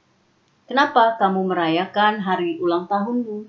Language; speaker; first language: Indonesian; native; Indonesian